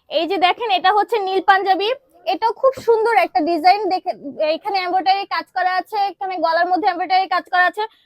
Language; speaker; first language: Bangla; native; Bangla